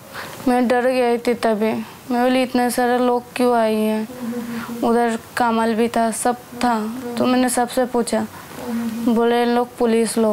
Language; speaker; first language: Hindi; native; Hindi